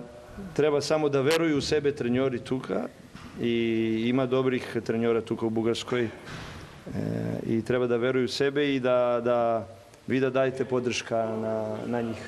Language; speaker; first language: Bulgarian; non-native, learner; Serbian